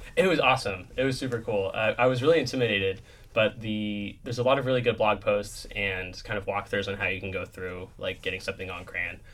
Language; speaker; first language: English; native; English